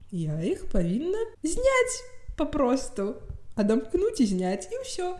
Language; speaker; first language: Belarusian; non-native, local second language; Russian